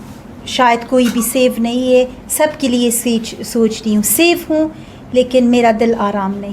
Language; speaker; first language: Hindi; non-native, learner; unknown